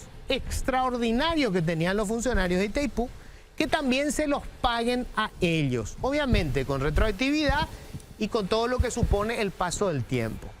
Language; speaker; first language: Spanish; native; Spanish